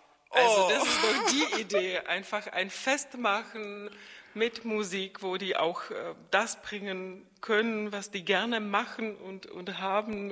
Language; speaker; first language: German; non-native, fluent; Czech